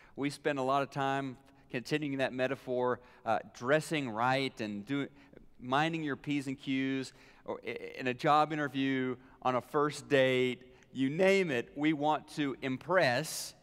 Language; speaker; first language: English; native; English